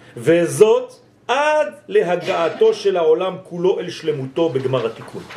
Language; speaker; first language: Hebrew; non-native, fluent; French